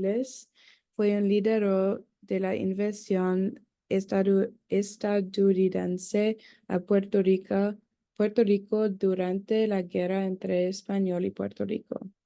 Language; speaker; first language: Spanish; non-native, learner; English